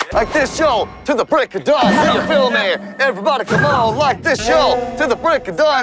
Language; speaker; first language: English; early bilingual, other home language; Korean